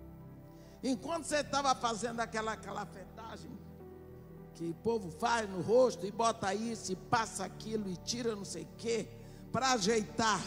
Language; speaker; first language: Portuguese; native; Portuguese